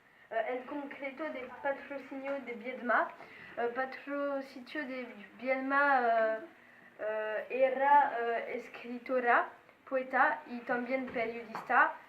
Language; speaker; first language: Spanish; non-native, learner; French